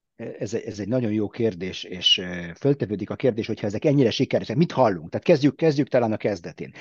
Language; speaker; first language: Hungarian; early bilingual, heritage; Hungarian